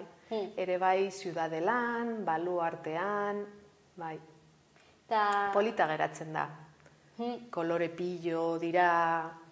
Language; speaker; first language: Basque; non-native, local second language; Spanish